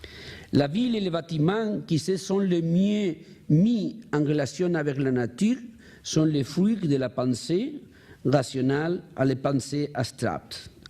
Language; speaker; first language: French; non-native, learner; Spanish